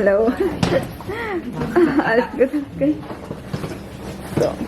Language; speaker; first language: German; non-native, learner; Filipino